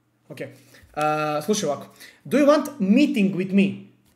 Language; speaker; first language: English; non-native, learner; Serbian